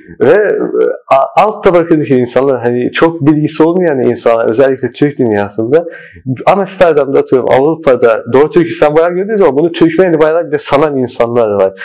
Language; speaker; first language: Turkish; early bilingual, heritage; Turkish